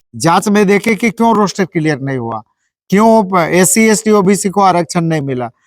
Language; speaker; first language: Hindi; native; Hindi